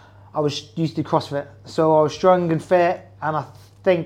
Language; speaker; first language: English; native; English